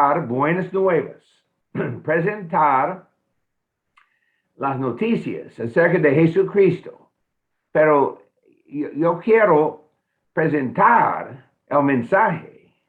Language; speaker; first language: Spanish; non-native, fluent; English